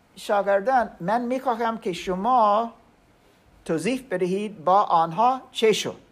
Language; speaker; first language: Persian; non-native, learner; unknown